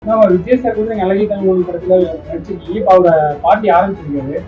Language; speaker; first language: Tamil; native; Tamil